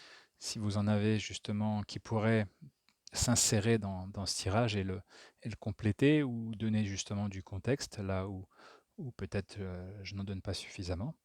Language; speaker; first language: French; native; French